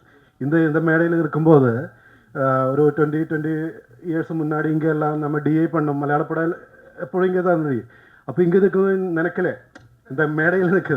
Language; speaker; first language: Tamil; non-native, learner; Malayalam